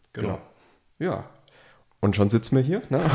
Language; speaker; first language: German; native; German